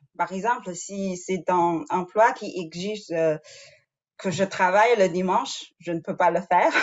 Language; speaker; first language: French; non-native, fluent; Chinese